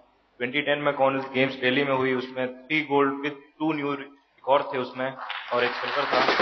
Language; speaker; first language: Hindi; native; Hindi